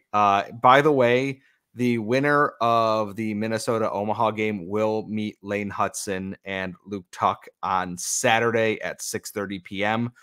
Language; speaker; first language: English; native; English